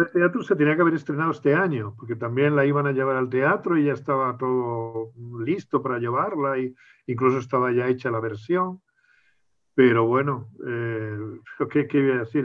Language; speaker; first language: Spanish; native; Spanish